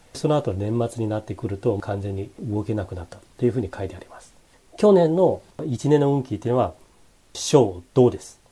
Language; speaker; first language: Japanese; non-native, fluent; Chinese